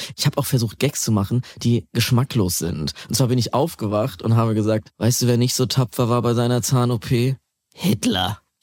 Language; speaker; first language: German; native; German